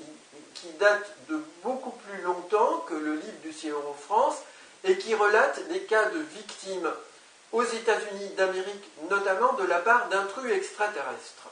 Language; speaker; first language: French; native; French